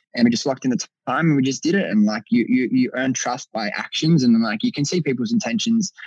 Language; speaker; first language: English; native; English